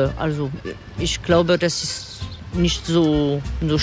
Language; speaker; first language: German; non-native, learner; French